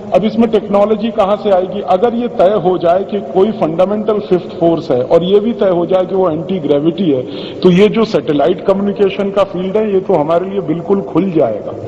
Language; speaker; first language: Hindi; native; Hindi